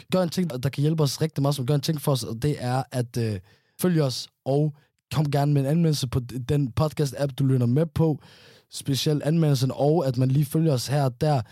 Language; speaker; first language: Danish; early bilingual, other home language; Somali